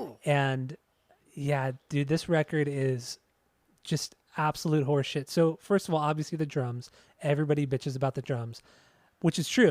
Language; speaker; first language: English; native; English